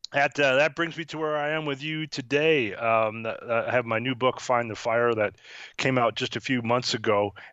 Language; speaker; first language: English; native; English